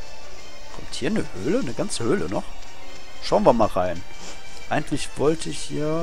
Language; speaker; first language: German; native; German